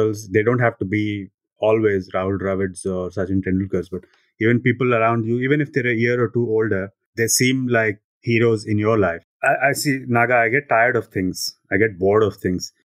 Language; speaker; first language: English; non-native, local second language; Telugu